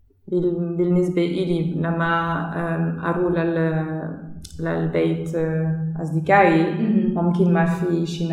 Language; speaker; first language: Arabic; non-native, learner; German